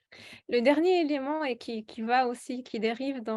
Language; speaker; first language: French; non-native, local second language; Arabic